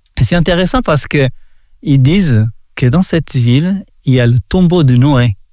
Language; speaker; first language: French; non-native, fluent; Portuguese